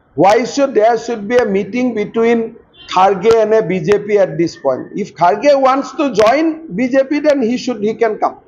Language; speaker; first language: English; non-native, local second language; Assamese